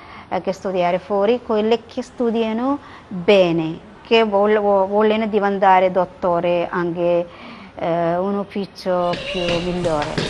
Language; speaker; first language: Italian; non-native, learner; Malayalam